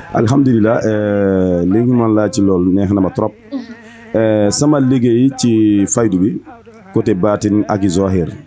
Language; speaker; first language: Wolof; non-native, fluent; Bambara